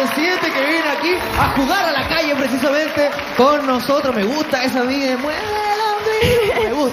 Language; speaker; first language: Spanish; native; Spanish